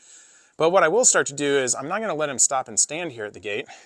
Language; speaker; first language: English; native; English